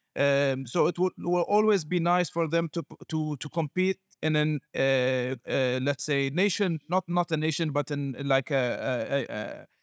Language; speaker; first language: English; non-native, fluent; Arabic